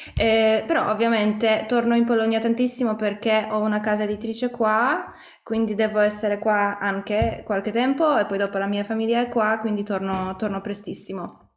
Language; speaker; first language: Italian; non-native, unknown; Polish